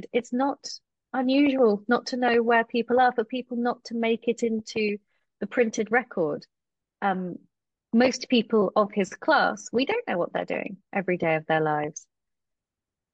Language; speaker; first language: English; native; English